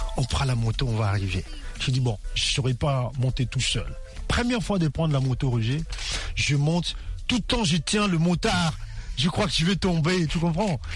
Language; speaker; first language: French; non-native, local second language; Lingala